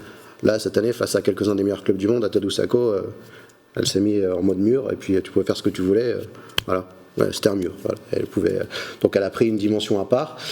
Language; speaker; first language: French; native; French